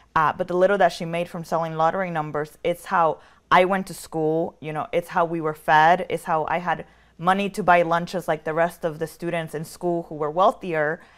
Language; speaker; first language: English; early bilingual, other home language; Spanish